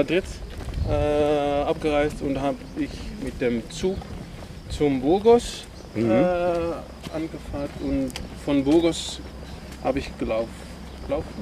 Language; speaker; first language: German; non-native, learner; Dutch